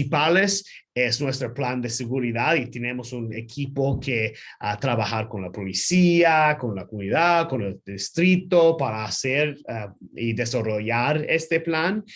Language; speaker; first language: Spanish; non-native, learner; English